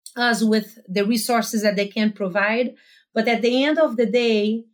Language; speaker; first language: English; non-native, fluent; Portuguese